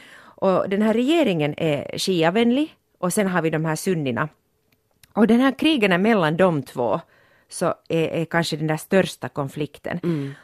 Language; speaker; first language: Swedish; non-native, local second language; Finnish